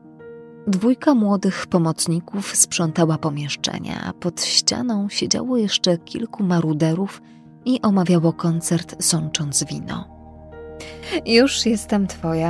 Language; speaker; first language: Polish; native; Polish